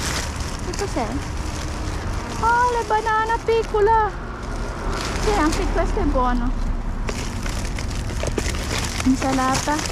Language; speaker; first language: Italian; non-native, learner; Filipino